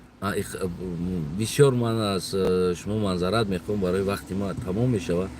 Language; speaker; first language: Tajik; non-native, local second language; Uzbek